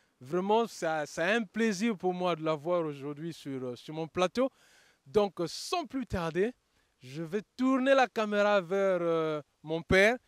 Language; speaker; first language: French; non-native, local second language; Lingala